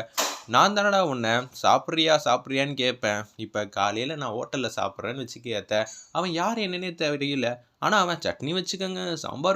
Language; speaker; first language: Tamil; native; Tamil